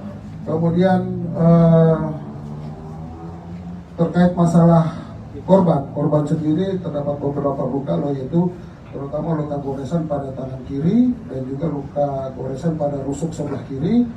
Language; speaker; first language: Indonesian; native; Indonesian